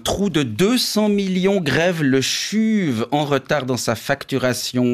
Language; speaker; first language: French; native; French